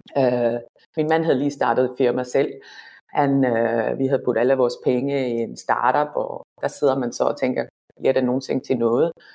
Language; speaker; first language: Danish; non-native, fluent; Finnish